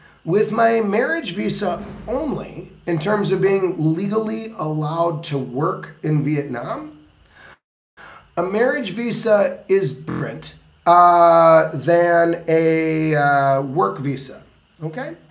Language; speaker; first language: English; native; English